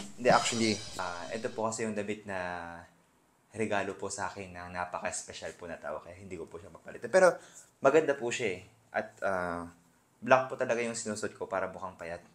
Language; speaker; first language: Filipino; non-native, fluent; Korean